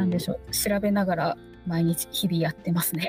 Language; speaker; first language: Japanese; native; Japanese